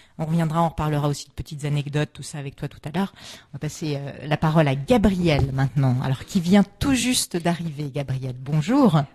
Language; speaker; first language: French; native; French